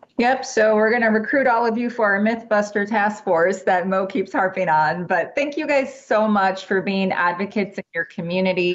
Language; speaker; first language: English; native; English